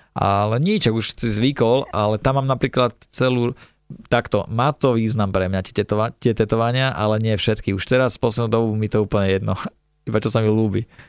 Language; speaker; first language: Slovak; native; Slovak